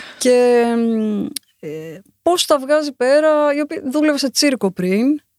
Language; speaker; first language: Greek; native; Greek